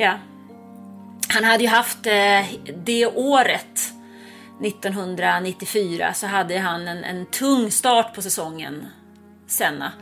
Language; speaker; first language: Swedish; native; Swedish